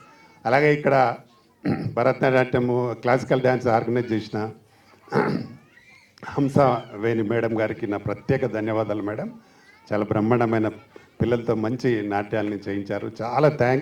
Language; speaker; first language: Telugu; native; Telugu